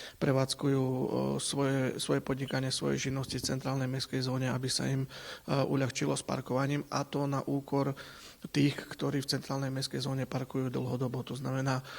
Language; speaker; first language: Slovak; native; Slovak